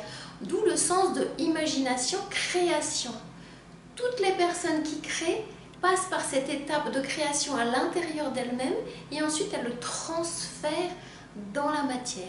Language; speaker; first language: French; native; French